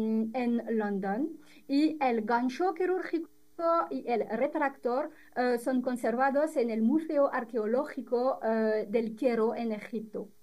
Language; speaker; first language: Spanish; non-native, fluent; French